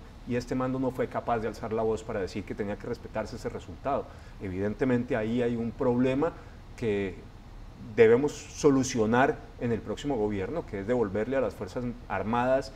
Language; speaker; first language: Spanish; native; Spanish